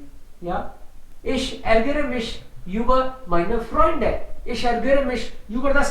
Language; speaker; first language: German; non-native, fluent; Hindi